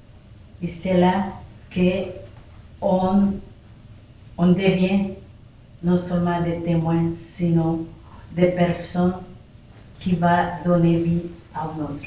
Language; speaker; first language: French; non-native, fluent; Spanish